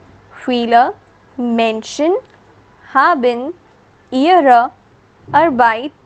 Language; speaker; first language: German; non-native, learner; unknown